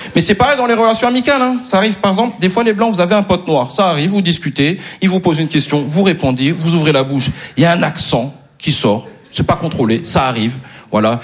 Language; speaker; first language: French; native; French